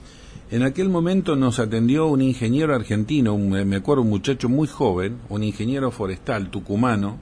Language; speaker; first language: Spanish; native; Spanish